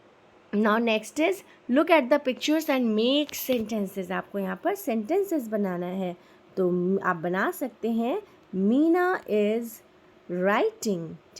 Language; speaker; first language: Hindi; native; Hindi